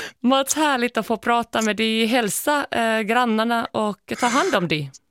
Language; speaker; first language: Swedish; native; Swedish